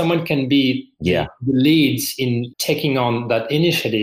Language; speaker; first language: English; non-native, fluent; French